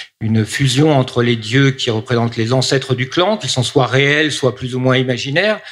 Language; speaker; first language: French; native; French